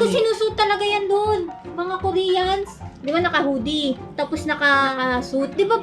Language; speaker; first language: Filipino; native; Filipino